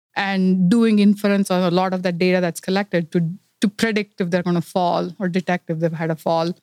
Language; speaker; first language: English; non-native, local second language; Kannada